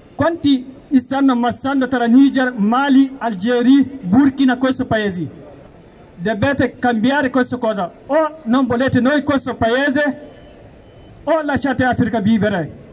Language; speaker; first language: Italian; non-native, learner; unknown